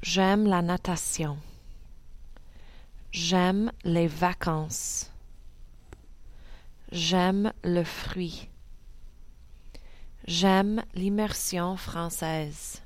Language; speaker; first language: French; non-native, learner; English